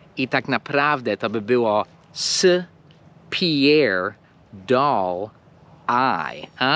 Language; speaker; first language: Polish; early bilingual, heritage; English